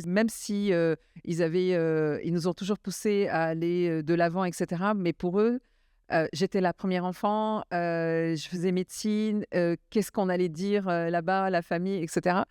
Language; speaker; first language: French; early bilingual, other home language; Arabic